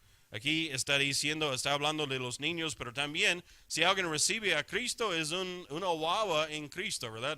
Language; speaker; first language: Spanish; non-native, fluent; English